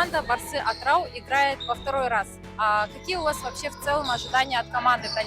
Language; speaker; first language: Russian; native; Russian